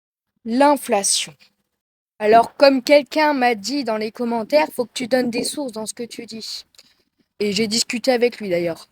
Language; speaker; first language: French; native; French